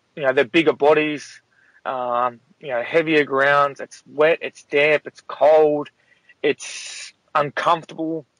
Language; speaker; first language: English; native; English